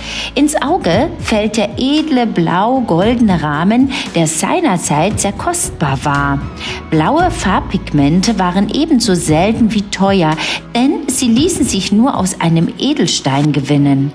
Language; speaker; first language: German; native; German